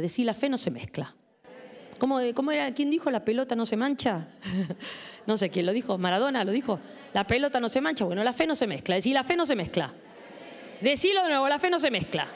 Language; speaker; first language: Spanish; native; Spanish